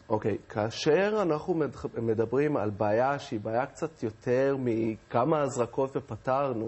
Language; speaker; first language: Hebrew; native; Hebrew